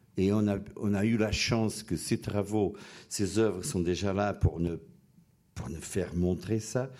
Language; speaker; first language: French; non-native, fluent; Portuguese